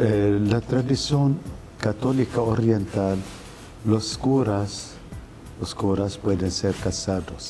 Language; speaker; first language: Spanish; non-native, fluent; Arabic